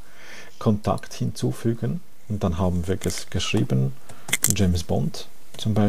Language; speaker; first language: German; non-native, fluent; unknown